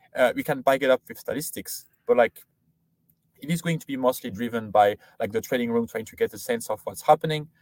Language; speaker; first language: English; non-native, fluent; French